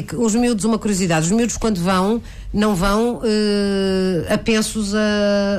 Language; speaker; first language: Portuguese; native; Portuguese